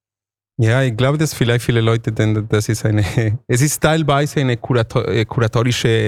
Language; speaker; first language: German; non-native, fluent; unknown